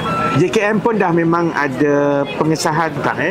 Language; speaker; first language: Malay; native; Malay